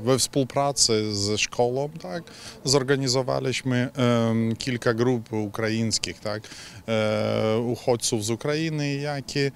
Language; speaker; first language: Polish; non-native, fluent; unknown